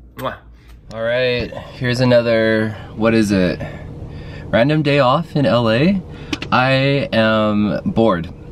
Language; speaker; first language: English; native; English